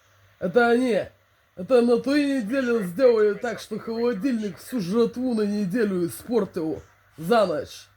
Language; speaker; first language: Russian; native; Russian